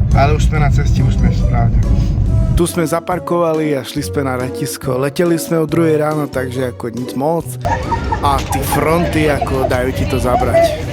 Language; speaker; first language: Slovak; non-native, local second language; Hungarian